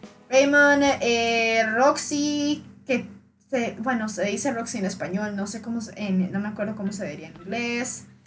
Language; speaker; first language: Spanish; native; Spanish